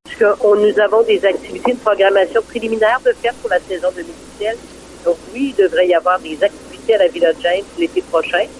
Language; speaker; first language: French; native; French